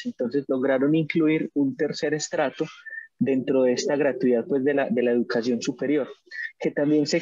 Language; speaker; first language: Spanish; native; Spanish